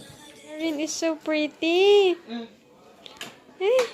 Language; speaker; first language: English; non-native, local second language; Filipino